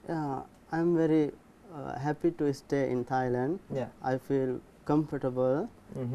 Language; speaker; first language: English; non-native, learner; Sinhala